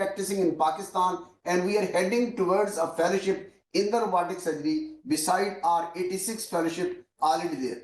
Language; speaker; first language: English; non-native, local second language; Urdu